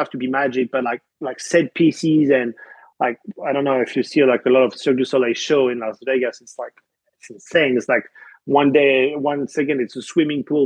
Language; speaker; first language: English; non-native, fluent; French